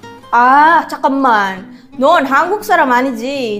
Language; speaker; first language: Korean; non-native, fluent; Filipino